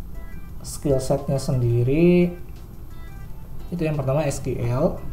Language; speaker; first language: Indonesian; native; Indonesian